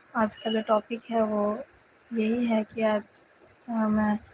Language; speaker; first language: Hindi; non-native, local second language; Bangla